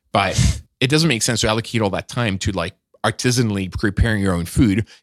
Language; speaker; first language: English; non-native, fluent; French